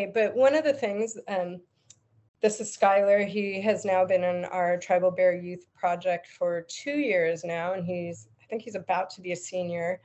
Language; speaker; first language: English; native; English